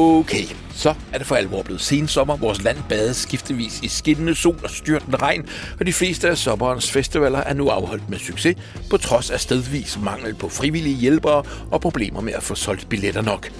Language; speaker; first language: Danish; native; Danish